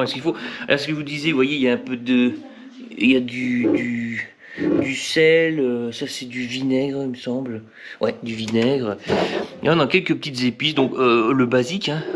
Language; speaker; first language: French; native; French